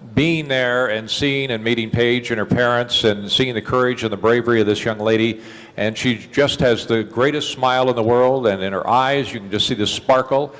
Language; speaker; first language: English; native; English